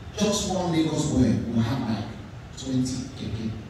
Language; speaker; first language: English; native; English